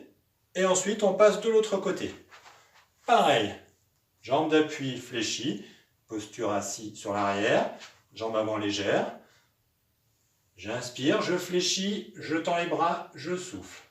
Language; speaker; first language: French; native; French